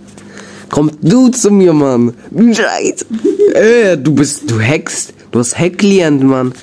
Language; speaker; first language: German; early bilingual, other home language; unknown